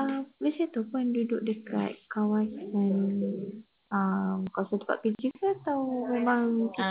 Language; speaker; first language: Malay; native; Malay